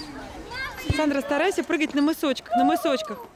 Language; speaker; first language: Russian; native; Russian